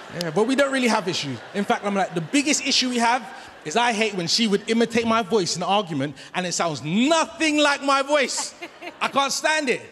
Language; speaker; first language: English; native; English